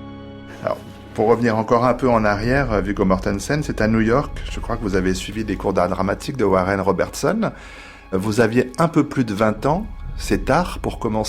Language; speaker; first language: French; native; French